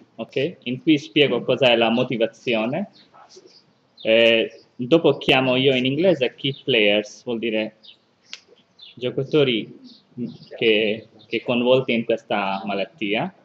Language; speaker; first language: Italian; non-native, learner; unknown